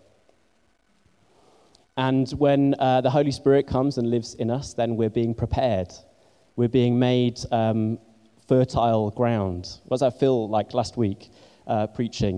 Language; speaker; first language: English; native; English